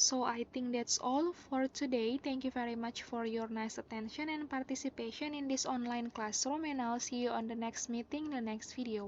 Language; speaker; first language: English; non-native, fluent; Indonesian